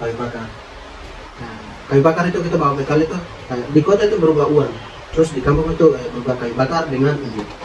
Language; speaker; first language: Indonesian; non-native, local second language; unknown